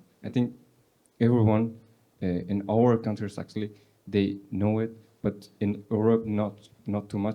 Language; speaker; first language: English; non-native, learner; Persian